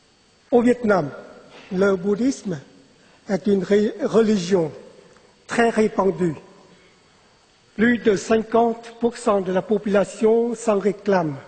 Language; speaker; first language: French; non-native, fluent; Vietnamese